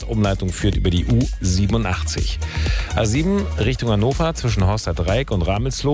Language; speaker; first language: German; native; German